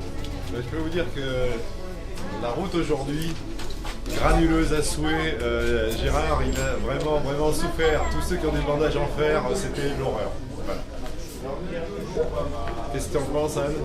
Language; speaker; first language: French; native; French